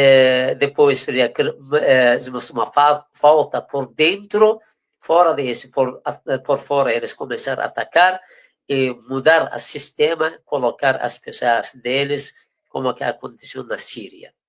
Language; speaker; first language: Portuguese; non-native, fluent; Persian